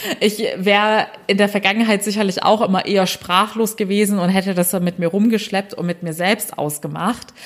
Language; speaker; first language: German; early bilingual, other home language; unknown